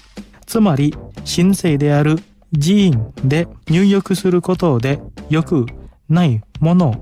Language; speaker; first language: Japanese; non-native, fluent; Indonesian